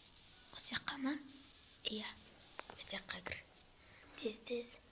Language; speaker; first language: Kazakh; native; Kazakh